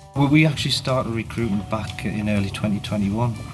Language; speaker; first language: English; native; English